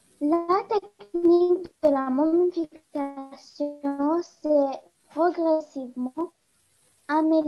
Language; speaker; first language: French; non-native, learner; Arabic